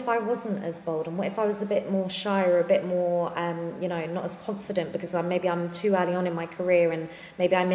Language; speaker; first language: English; native; English